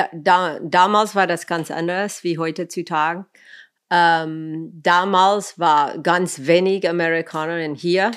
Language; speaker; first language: German; non-native, fluent; English